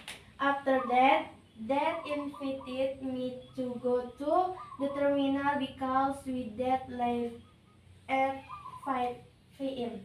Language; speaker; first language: English; non-native, learner; Indonesian